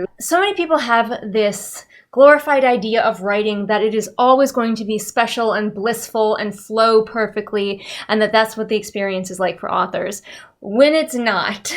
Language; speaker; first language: English; native; English